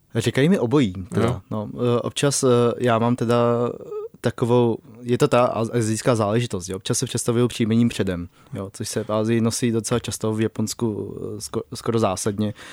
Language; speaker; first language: Czech; early bilingual, other home language; Vietnamese